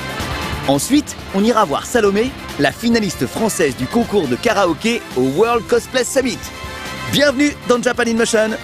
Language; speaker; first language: French; native; French